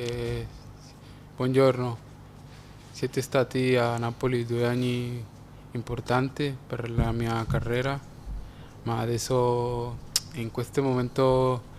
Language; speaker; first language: Italian; non-native, fluent; Spanish